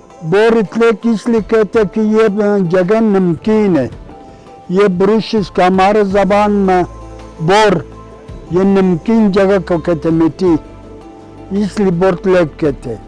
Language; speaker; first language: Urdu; non-native, local second language; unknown